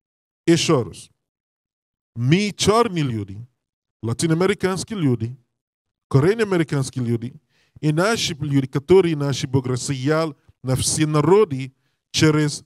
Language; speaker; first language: Russian; non-native, learner; English